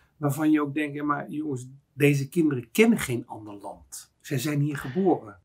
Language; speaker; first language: Dutch; native; Dutch